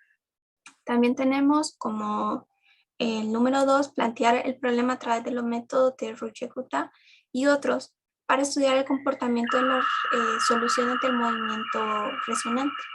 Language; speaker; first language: Spanish; native; Spanish